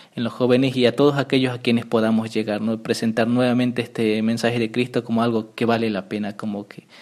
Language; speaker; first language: Spanish; native; Spanish